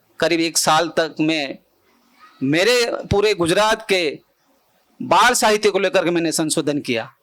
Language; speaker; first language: Hindi; non-native, local second language; Bhili